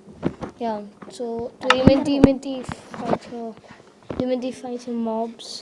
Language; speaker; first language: Welsh; non-native, local second language; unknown